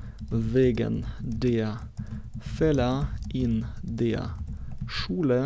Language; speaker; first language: German; non-native, fluent; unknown